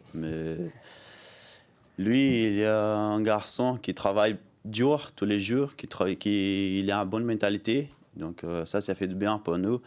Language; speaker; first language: French; non-native, learner; Portuguese